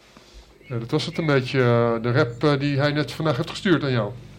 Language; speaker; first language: Dutch; native; Dutch